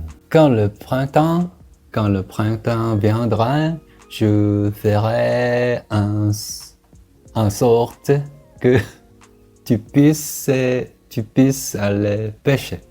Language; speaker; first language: French; non-native, learner; Korean